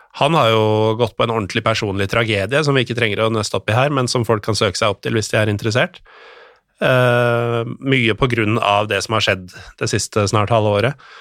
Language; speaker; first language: Norwegian; native; Norwegian